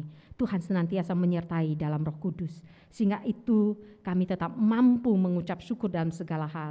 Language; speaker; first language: Indonesian; native; Indonesian